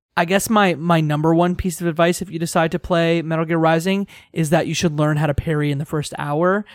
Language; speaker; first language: English; native; English